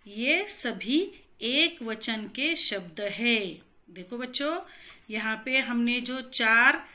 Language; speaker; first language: Hindi; non-native, local second language; Marathi